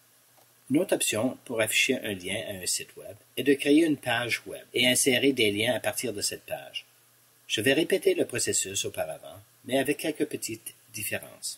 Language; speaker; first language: French; non-native, local second language; English